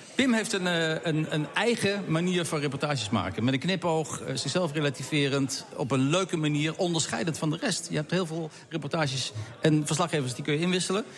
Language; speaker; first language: Dutch; native; Dutch